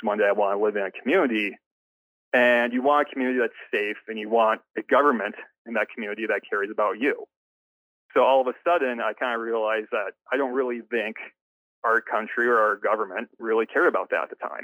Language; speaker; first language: English; native; English